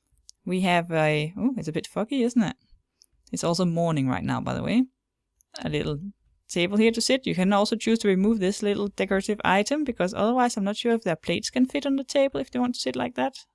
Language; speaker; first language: English; non-native, fluent; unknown